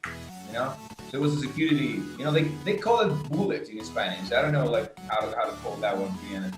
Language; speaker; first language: English; non-native, fluent; Spanish